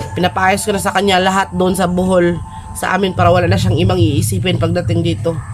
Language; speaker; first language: Filipino; non-native, local second language; Cebuano